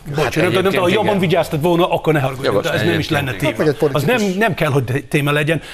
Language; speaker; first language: Hungarian; non-native, fluent; English